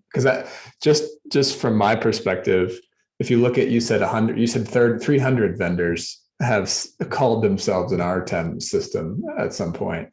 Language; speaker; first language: English; native; English